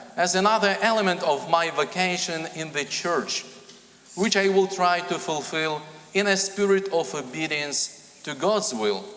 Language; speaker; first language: English; non-native, fluent; Ukrainian